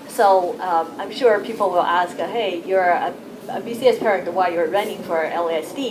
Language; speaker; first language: English; non-native, fluent; Chinese